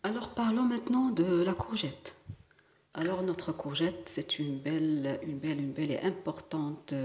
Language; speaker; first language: French; non-native, local second language; Arabic